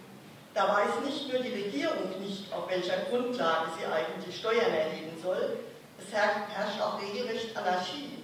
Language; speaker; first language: German; native; German